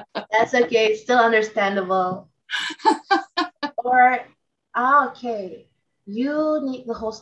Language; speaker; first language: English; non-native, fluent; Indonesian